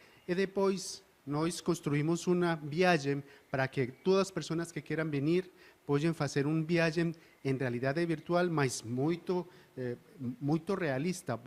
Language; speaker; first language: Portuguese; non-native, learner; Spanish